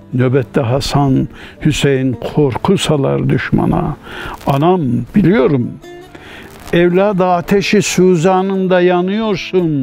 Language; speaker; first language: Turkish; native; Turkish